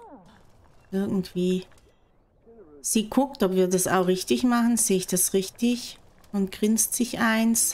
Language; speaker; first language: German; native; German